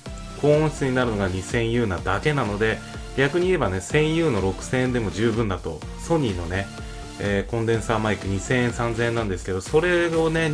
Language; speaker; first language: Japanese; native; Japanese